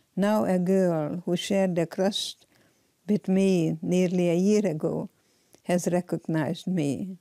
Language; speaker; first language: English; non-native, fluent; Hungarian